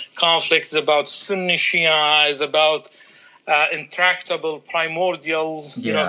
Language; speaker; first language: English; non-native, fluent; Arabic